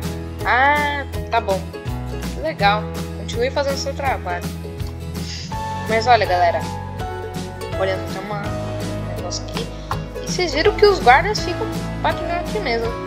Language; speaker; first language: Portuguese; native; Portuguese